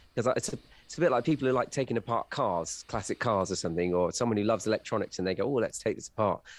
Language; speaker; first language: English; native; English